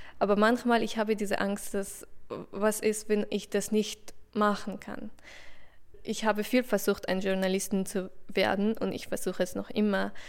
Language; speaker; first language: German; non-native, learner; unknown